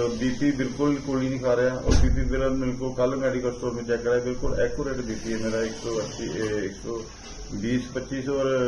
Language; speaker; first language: Hindi; non-native, local second language; Punjabi